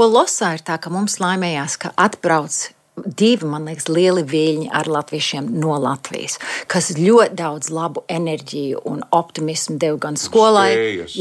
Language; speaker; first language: Latvian; early bilingual, heritage; Latvian